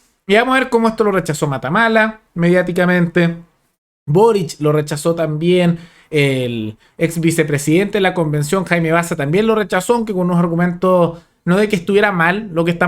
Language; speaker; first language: Spanish; native; Spanish